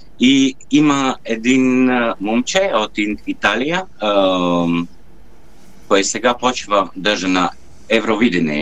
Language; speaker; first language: Bulgarian; non-native, learner; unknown